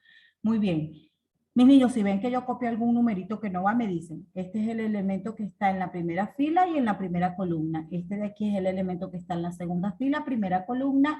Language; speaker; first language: Spanish; native; Spanish